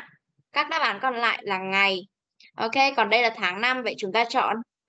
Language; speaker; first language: Vietnamese; native; Vietnamese